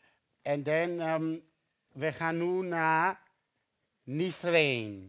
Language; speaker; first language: Dutch; non-native, fluent; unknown